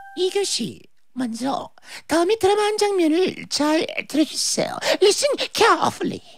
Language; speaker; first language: Korean; native; Korean